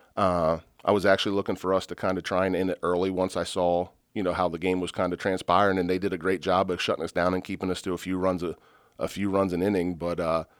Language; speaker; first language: English; native; English